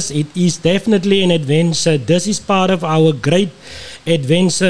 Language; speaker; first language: English; non-native, local second language; Afrikaans